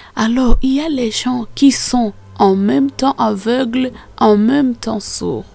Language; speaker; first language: French; non-native, local second language; Swahili